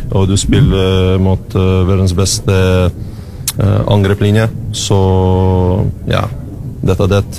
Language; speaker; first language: Norwegian; non-native, fluent; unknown